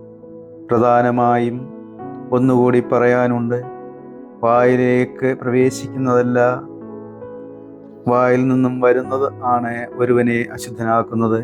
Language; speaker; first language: Malayalam; native; Malayalam